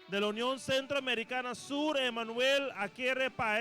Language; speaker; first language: Spanish; native; Spanish